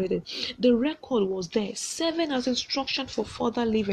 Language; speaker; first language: English; non-native, local second language; Yoruba